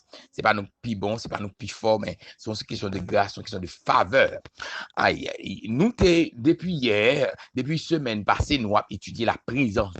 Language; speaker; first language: French; non-native, local second language; Haitian Creole